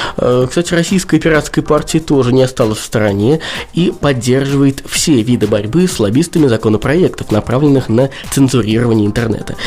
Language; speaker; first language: Russian; native; Russian